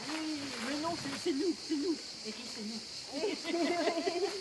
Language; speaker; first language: French; native; French